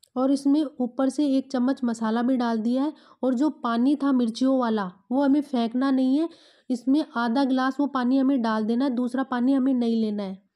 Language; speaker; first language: Hindi; native; Hindi